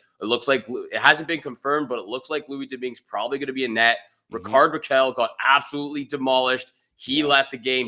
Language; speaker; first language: English; native; English